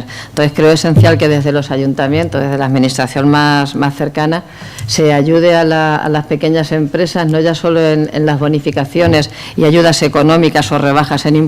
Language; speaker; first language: Spanish; native; Spanish